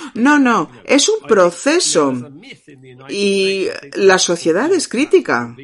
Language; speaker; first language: Spanish; non-native, fluent; English